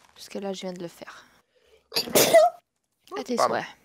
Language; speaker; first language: French; native; French